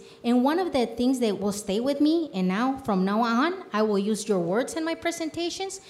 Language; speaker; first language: English; non-native, fluent; Spanish